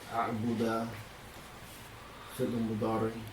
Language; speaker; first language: Arabic; non-native, learner; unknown